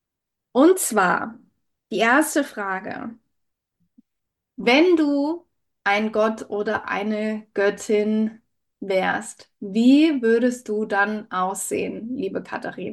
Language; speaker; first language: German; native; German